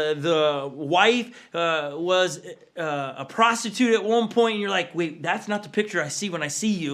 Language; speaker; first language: English; native; English